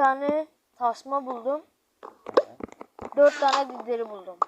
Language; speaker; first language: Turkish; native; Turkish